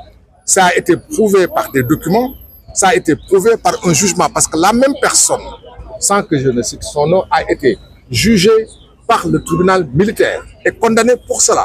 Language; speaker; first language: French; non-native, local second language; Wolof